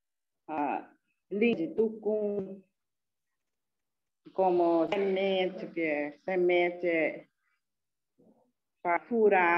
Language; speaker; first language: Portuguese; non-native, local second language; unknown